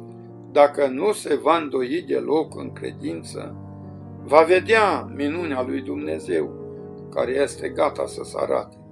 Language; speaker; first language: Romanian; native; Romanian